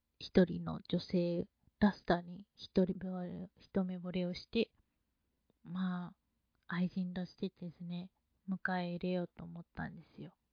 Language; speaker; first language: Japanese; non-native, fluent; Chinese